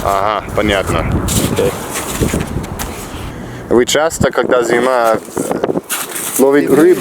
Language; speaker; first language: Russian; non-native, learner; English